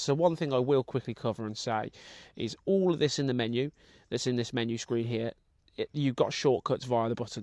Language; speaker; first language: English; native; English